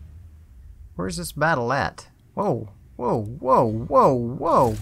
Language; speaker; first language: English; native; English